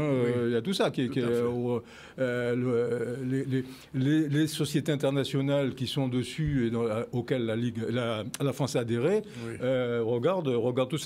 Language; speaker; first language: French; native; French